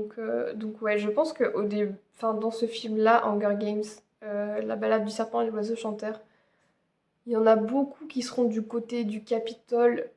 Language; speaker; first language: French; native; French